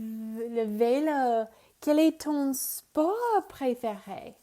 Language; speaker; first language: French; non-native, fluent; English